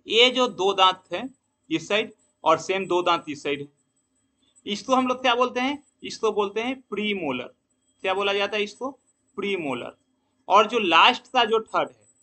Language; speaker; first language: Hindi; native; Hindi